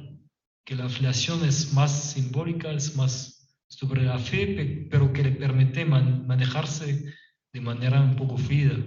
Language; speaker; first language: Spanish; non-native, fluent; French